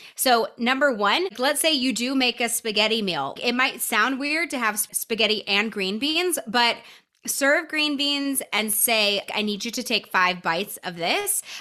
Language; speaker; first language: English; native; English